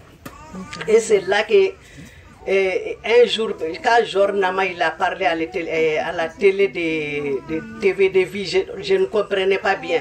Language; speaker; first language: French; non-native, local second language; Bambara